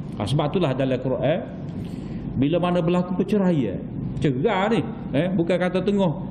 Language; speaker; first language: Malay; native; Malay